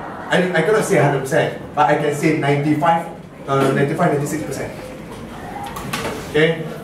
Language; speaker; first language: English; non-native, local second language; Malay